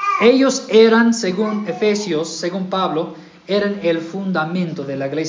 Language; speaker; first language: Spanish; non-native, fluent; English